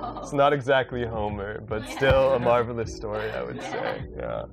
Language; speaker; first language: English; native; English